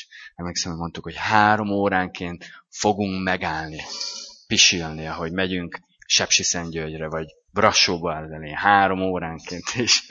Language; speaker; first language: Hungarian; native; Hungarian